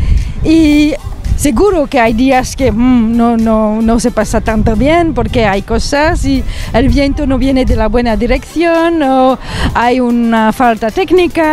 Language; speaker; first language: Spanish; non-native, learner; French